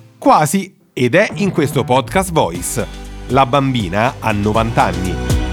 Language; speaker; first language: Italian; native; Italian